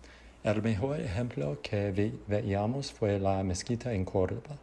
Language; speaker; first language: Spanish; non-native, learner; English